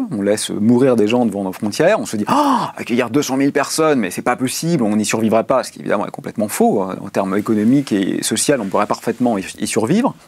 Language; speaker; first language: French; native; French